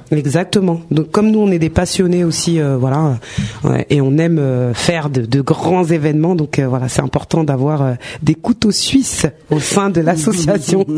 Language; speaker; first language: French; early bilingual, other home language; Wolof